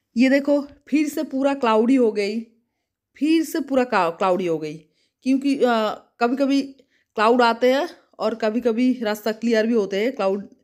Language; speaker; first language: Hindi; non-native, local second language; Bangla